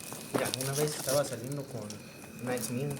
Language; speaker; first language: Spanish; native; Spanish